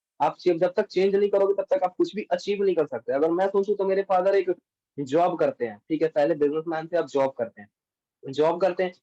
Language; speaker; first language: Hindi; native; Hindi